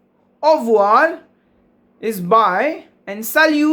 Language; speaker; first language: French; non-native, fluent; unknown